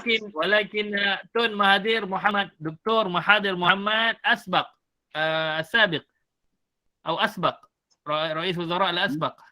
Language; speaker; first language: Arabic; non-native, fluent; Malay